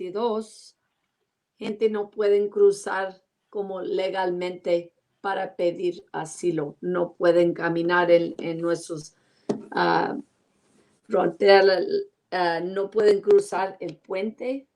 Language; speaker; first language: Spanish; non-native, learner; English